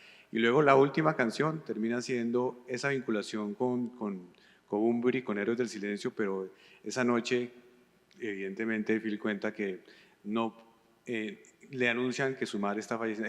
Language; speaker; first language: Spanish; native; Spanish